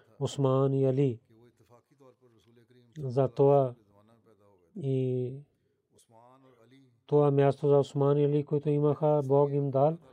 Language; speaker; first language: Bulgarian; non-native, learner; Urdu